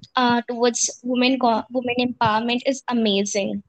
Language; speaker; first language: English; non-native, local second language; Hindi